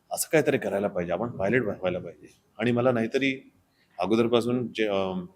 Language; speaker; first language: Marathi; non-native, fluent; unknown